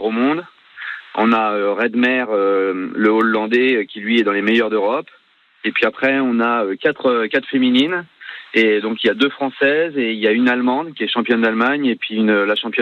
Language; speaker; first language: French; native; French